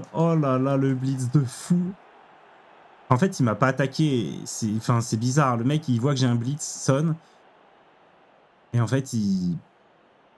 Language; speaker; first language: French; native; French